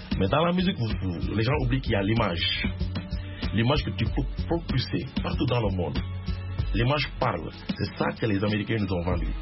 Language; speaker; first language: French; non-native, local second language; Wolof